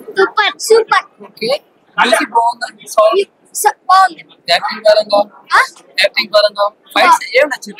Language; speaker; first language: Telugu; native; Telugu